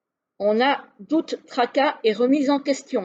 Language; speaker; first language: French; native; French